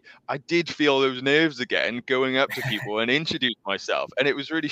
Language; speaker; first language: English; native; English